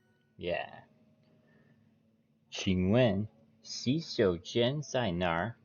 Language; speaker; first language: Chinese; non-native, learner; English